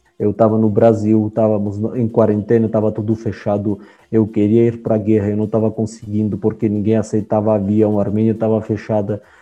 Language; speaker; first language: Portuguese; non-native, fluent; Armenian